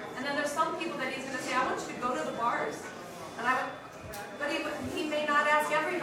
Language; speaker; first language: English; native; English